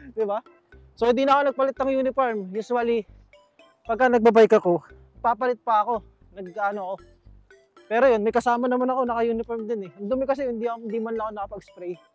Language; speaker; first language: Filipino; native; Filipino